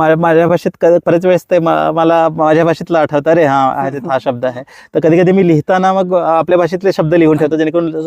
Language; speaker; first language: Marathi; non-native, local second language; Kukna